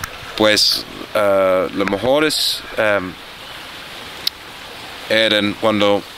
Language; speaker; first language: Spanish; non-native, fluent; Arabic